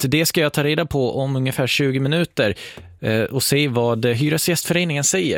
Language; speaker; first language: Swedish; native; Swedish